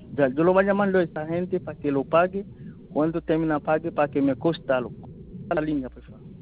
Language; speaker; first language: Spanish; non-native, learner; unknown